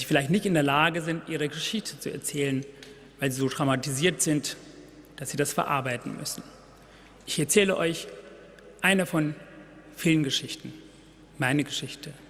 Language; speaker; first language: German; non-native, fluent; Tamil